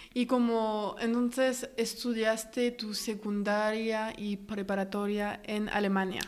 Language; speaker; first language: Spanish; non-native, fluent; French